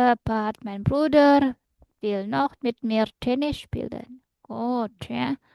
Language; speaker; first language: German; non-native, fluent; Indonesian